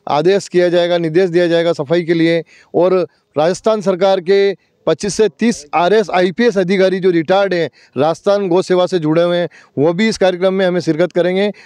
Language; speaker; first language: Hindi; native; Hindi